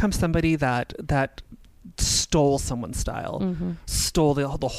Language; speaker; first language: English; native; English